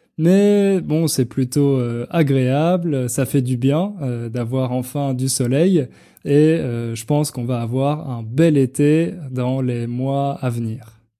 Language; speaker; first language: French; native; French